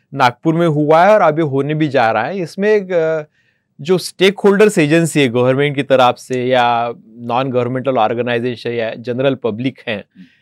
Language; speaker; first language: Hindi; non-native, local second language; Marathi